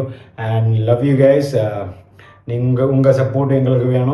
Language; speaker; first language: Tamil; non-native, local second language; Malayalam